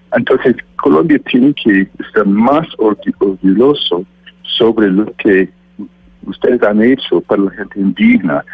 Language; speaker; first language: Spanish; non-native, fluent; English